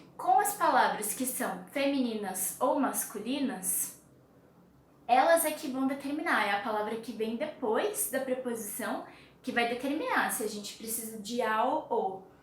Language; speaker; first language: Portuguese; native; Portuguese